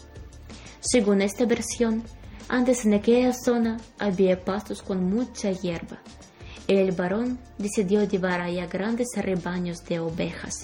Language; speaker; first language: Spanish; non-native, fluent; Ukrainian